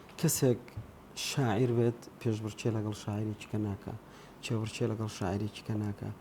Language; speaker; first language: Central Kurdish; native; Central Kurdish